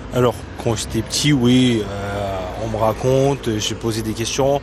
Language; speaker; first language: French; non-native, fluent; Tibetan